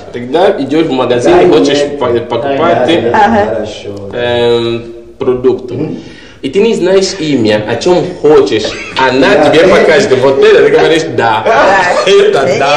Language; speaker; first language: Russian; non-native, learner; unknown